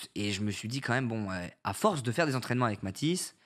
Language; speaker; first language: French; native; French